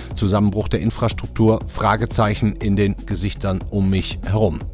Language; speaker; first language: German; native; German